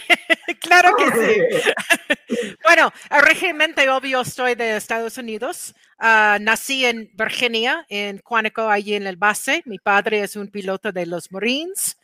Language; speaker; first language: Spanish; non-native, fluent; English